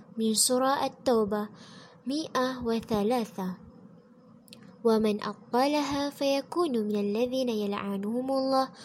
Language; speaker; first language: Arabic; non-native, learner; Malay